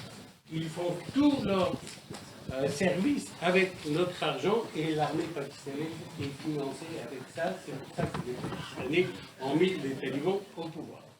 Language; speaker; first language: French; non-native, fluent; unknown